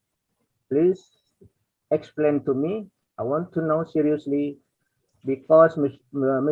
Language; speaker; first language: English; non-native, learner; Indonesian